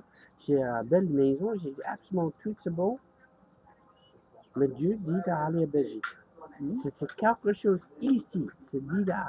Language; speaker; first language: French; non-native, learner; English